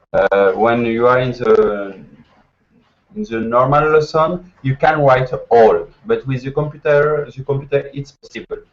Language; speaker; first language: English; non-native, learner; French